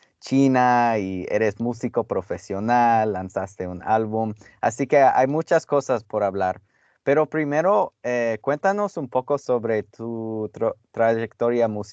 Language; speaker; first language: Spanish; non-native, fluent; English